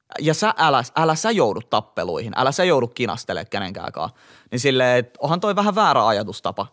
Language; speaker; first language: Finnish; native; Finnish